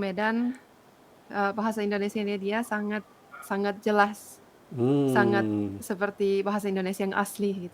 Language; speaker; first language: Indonesian; non-native, fluent; Finnish